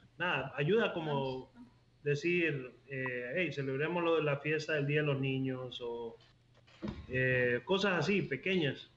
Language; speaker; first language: Spanish; native; Spanish